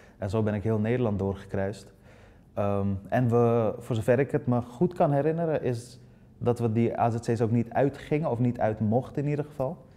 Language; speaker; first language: Dutch; early bilingual, other home language; Persian